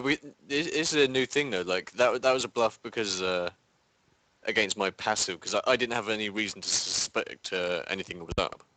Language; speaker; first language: English; native; English